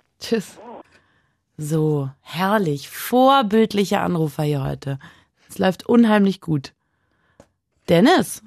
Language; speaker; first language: German; native; German